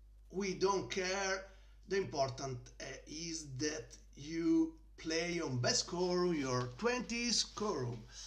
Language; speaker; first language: English; non-native, learner; Italian